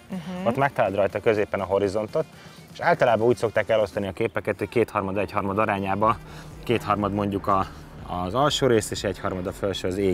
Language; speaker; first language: Hungarian; native; Hungarian